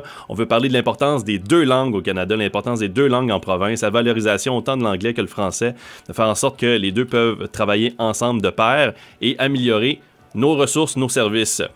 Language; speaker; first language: French; native; French